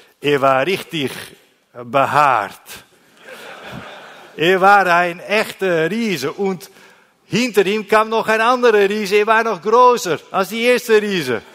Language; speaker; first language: German; non-native, learner; Dutch